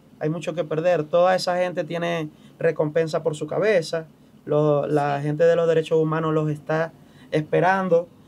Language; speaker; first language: Spanish; native; Spanish